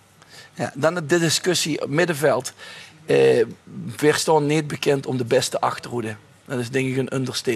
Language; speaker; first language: Dutch; native; Dutch